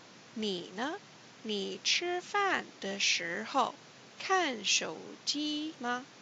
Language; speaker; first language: Chinese; non-native, fluent; English